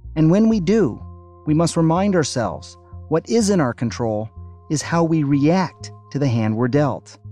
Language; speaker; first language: English; native; English